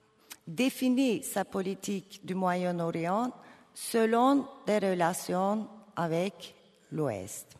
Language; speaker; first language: French; non-native, fluent; Turkish